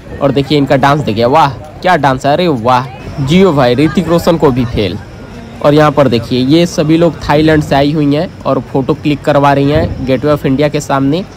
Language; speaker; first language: Hindi; native; Hindi